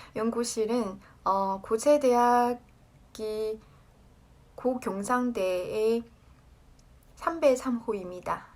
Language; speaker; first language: Korean; non-native, fluent; Chinese